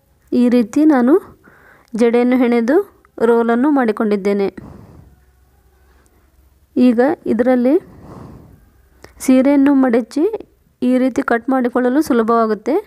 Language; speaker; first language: Kannada; native; Kannada